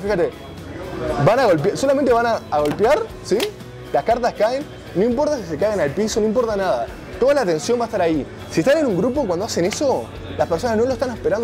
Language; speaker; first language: Spanish; native; Spanish